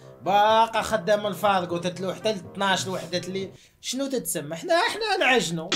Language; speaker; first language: Arabic; native; Arabic